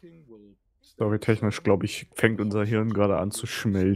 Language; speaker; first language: German; native; German